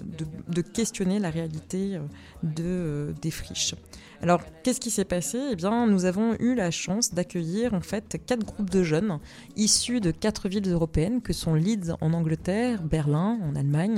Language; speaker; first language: French; native; French